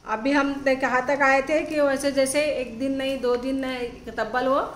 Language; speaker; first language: Hindi; non-native, local second language; Marathi